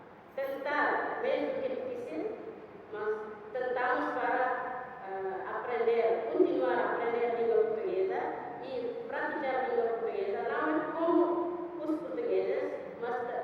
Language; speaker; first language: Portuguese; non-native, learner; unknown